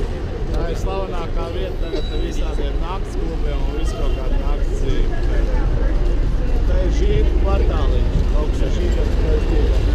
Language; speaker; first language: Latvian; native; Latvian